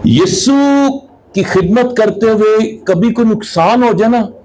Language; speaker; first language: Urdu; non-native, local second language; Punjabi